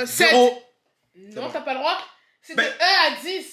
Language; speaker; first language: French; native; French